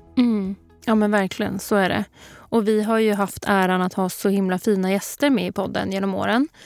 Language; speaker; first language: Swedish; native; Swedish